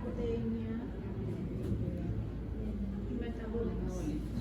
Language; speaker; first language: Spanish; non-native, learner; Portuguese